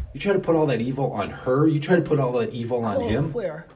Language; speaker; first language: English; native; English